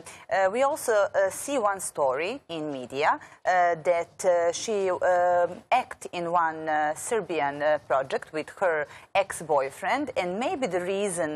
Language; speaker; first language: English; non-native, learner; Serbian